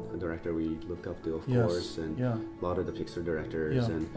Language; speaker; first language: English; non-native, fluent; Japanese